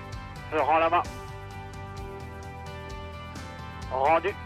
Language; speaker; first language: French; native; French